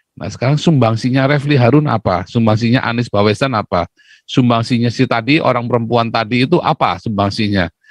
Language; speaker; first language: Indonesian; native; Indonesian